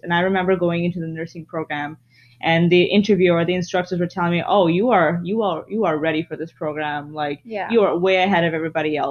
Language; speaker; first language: English; non-native, local second language; Bangla